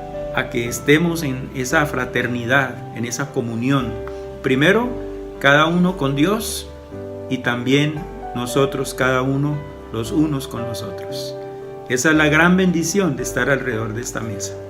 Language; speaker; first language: Spanish; native; Spanish